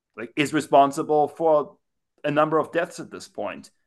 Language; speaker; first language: English; non-native, fluent; German